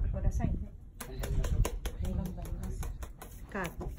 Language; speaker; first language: Japanese; non-native, fluent; Filipino